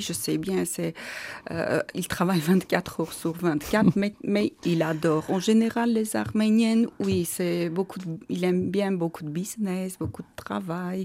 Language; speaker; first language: French; non-native, learner; Armenian